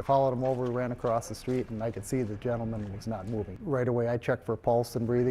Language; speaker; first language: English; native; English